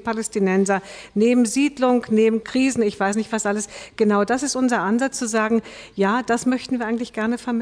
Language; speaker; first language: German; native; German